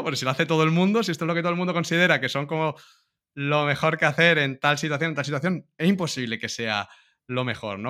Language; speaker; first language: Spanish; native; Spanish